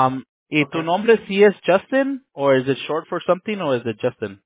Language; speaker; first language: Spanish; early bilingual, heritage; Spanish